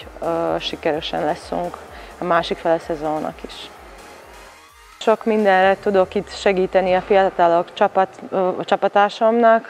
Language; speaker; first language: Hungarian; non-native, fluent; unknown